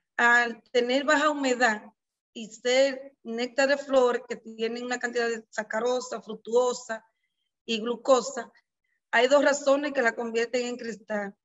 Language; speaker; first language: Spanish; native; Spanish